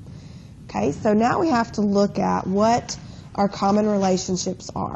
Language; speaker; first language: English; native; English